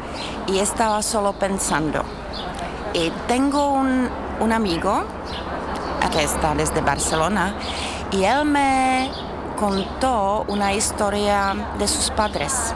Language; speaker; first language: Spanish; non-native, learner; Czech